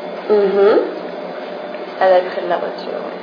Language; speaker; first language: French; non-native, fluent; English